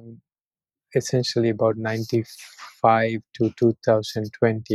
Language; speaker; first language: English; non-native, local second language; Sinhala